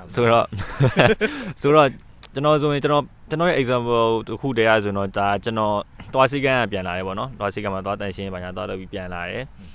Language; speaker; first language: Burmese; native; Burmese